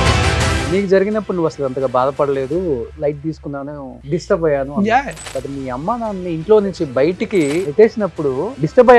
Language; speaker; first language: Telugu; native; Telugu